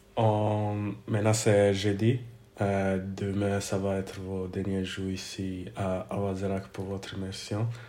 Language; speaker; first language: French; non-native, fluent; English